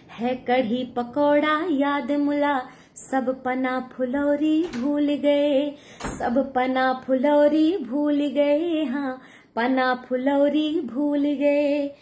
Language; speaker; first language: Hindi; native; Hindi